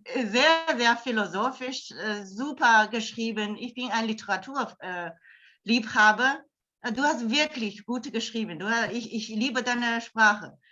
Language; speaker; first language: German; non-native, fluent; Chinese